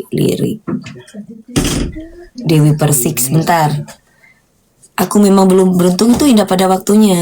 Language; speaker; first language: Indonesian; native; Indonesian